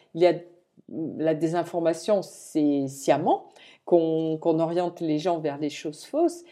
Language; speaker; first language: French; native; French